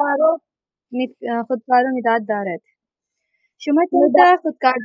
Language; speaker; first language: Persian; non-native, learner; Urdu